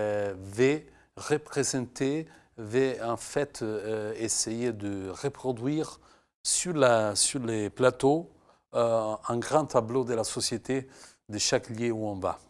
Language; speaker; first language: French; non-native, fluent; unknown